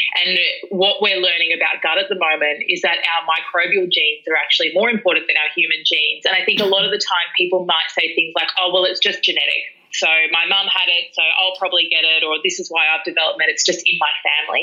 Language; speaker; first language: English; native; English